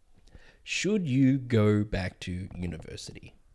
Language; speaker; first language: English; native; English